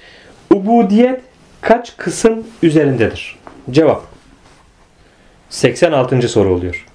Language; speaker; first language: Turkish; native; Turkish